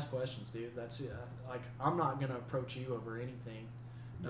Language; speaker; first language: English; native; English